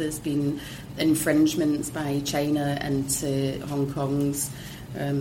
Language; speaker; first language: English; native; English